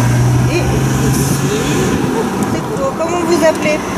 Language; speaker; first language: French; native; French